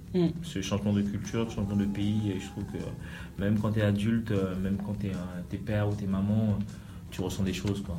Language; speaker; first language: French; early bilingual, other home language; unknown